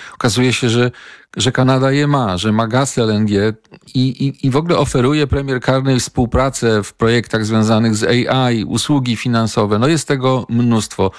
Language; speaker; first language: Polish; native; Polish